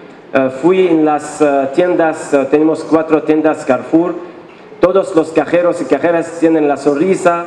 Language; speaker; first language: Spanish; non-native, fluent; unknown